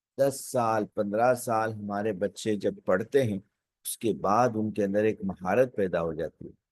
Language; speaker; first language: Urdu; native; Urdu